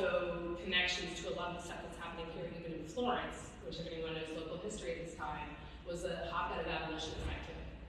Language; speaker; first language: English; native; English